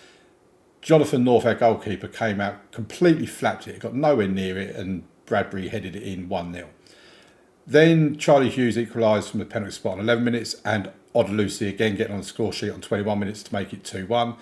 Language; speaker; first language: English; native; English